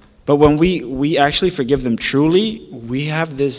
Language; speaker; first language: English; early bilingual, other home language; Spanish